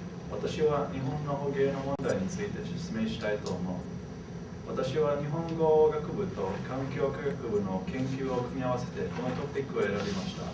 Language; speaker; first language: Japanese; non-native, fluent; English